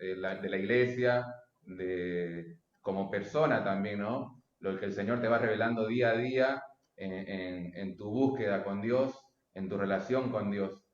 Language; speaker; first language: Spanish; native; Spanish